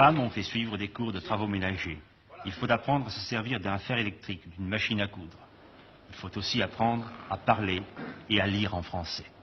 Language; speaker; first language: French; native; French